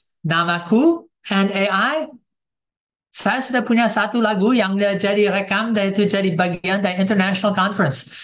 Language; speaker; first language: Indonesian; non-native, fluent; English